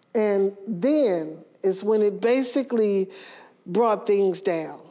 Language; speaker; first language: English; native; English